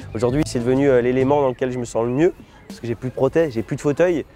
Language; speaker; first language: French; native; French